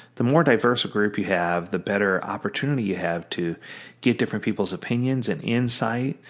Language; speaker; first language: English; native; English